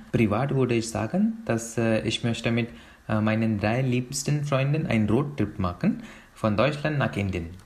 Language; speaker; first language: German; non-native, learner; Hindi